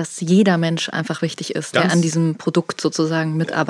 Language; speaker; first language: German; native; German